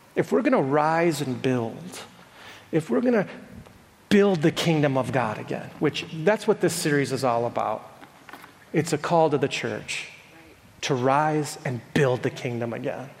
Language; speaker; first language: English; native; English